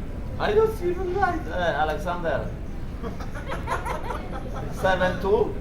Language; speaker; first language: English; non-native, learner; Polish